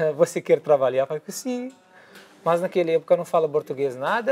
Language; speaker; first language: Portuguese; non-native, learner; Arabic